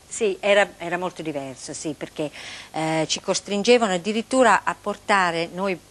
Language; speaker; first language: Italian; non-native, fluent; English